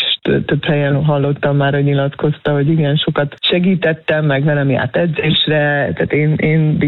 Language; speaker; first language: Hungarian; native; Hungarian